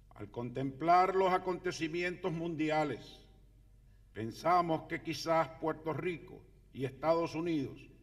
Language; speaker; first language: Spanish; native; Spanish